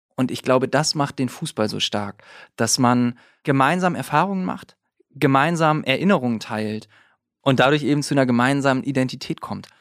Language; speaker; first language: German; native; German